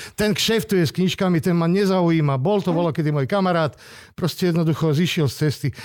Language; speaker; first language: Slovak; non-native, local second language; Hungarian